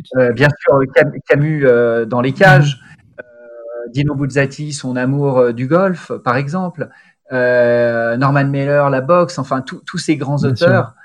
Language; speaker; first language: French; native; French